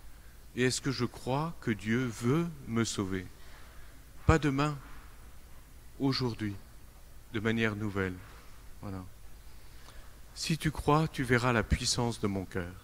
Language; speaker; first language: French; native; French